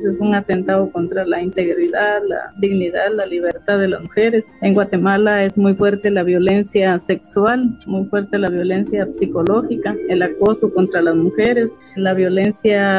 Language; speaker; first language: Spanish; native; Spanish